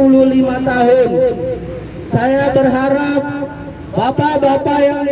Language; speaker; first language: Indonesian; native; Indonesian